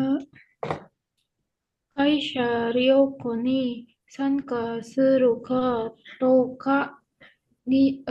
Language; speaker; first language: Japanese; non-native, learner; Indonesian